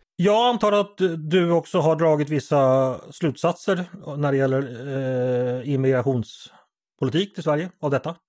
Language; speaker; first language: Swedish; native; Swedish